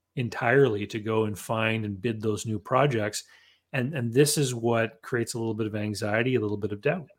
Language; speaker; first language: English; native; English